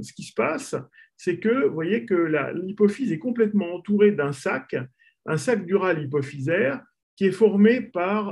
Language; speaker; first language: French; native; French